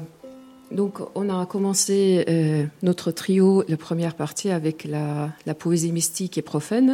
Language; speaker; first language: French; non-native, fluent; Arabic